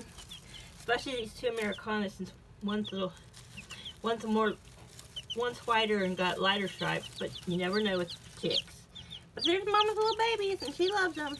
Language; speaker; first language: English; native; English